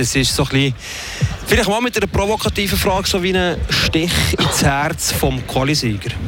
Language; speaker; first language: German; native; German